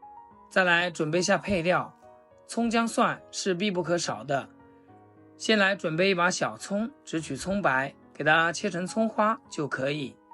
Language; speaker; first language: Chinese; native; Chinese